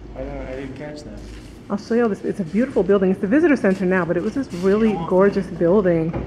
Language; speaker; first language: English; native; English